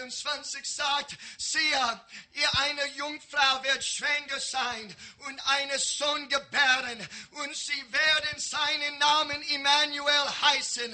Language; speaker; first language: German; non-native, learner; English